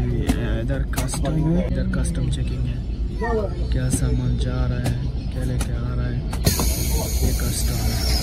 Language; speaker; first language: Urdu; non-native, learner; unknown